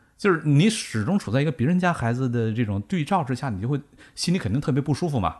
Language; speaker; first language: Chinese; native; Chinese